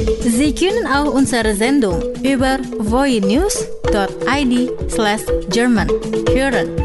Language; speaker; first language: German; non-native, fluent; Indonesian